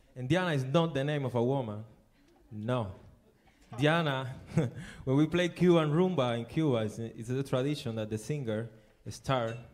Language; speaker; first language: English; non-native, fluent; Spanish